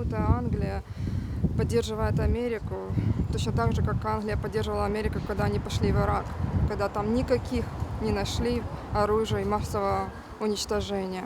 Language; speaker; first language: Russian; native; Russian